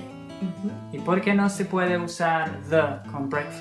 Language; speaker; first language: Spanish; non-native, fluent; English